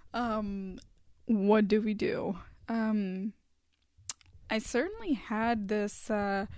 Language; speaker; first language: English; non-native, local second language; Hindi